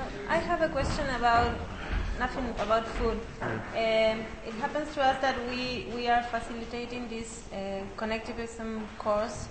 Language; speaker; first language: English; non-native, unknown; Spanish